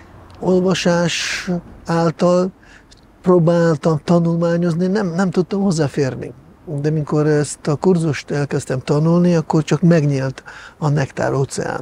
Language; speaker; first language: Hungarian; non-native, fluent; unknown